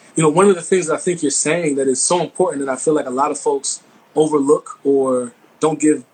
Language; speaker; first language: English; native; English